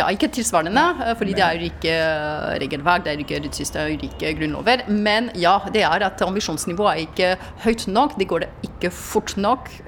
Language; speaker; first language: Norwegian; non-native, fluent; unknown